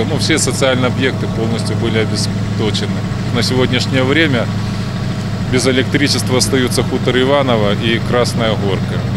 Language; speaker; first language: Russian; native; Russian